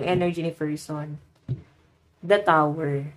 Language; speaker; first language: Filipino; native; Filipino